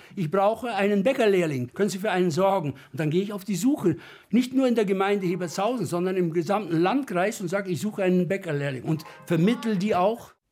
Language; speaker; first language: German; native; German